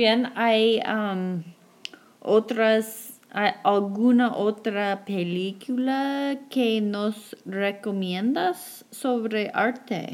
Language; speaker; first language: Spanish; non-native, fluent; English